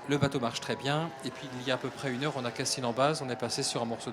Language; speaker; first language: French; native; French